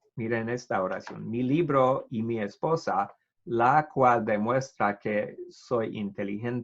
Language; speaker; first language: Spanish; non-native, fluent; English